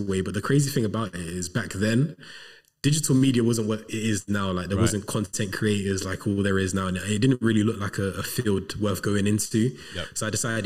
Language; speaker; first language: English; native; English